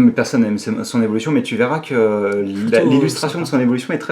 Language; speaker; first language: French; native; French